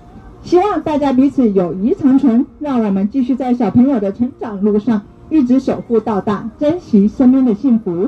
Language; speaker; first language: Chinese; native; Chinese